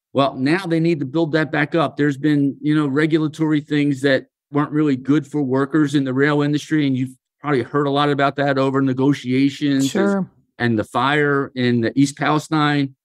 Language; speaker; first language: English; native; English